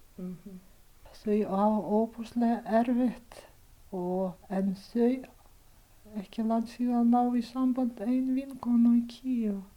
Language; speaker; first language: Icelandic; non-native, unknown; Ukrainian